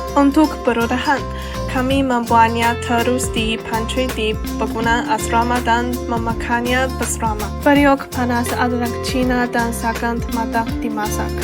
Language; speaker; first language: Malay; non-native, learner; Chinese